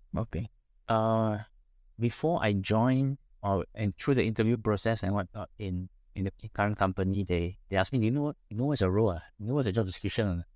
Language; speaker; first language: English; non-native, local second language; Min Nan Chinese